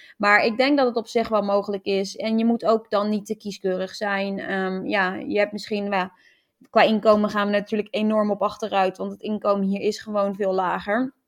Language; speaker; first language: Dutch; native; Dutch